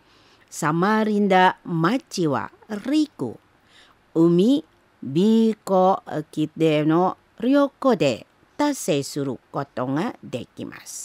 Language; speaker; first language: Japanese; non-native, learner; Indonesian